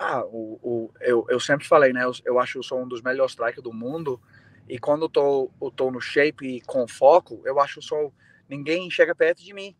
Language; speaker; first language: Portuguese; non-native, fluent; English